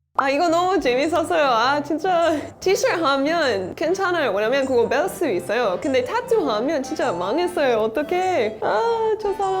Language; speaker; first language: Korean; non-native, learner; English